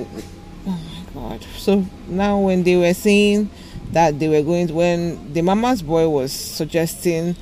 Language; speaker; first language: English; non-native, local second language; Igbo